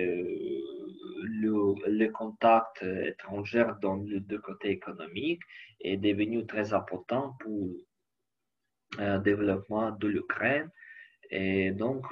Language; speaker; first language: French; non-native, learner; Ukrainian